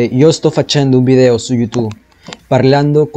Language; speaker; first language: Italian; non-native, learner; Spanish